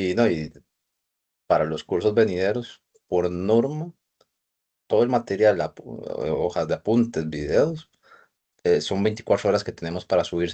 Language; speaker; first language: Spanish; native; Spanish